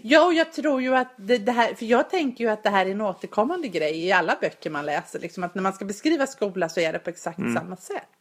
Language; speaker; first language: Swedish; native; Swedish